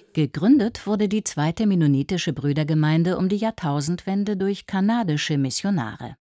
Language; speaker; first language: German; native; German